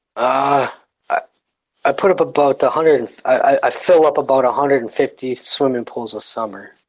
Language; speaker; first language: English; native; English